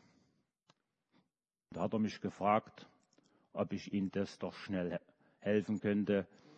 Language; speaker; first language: German; native; German